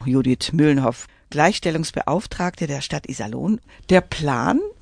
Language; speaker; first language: German; native; German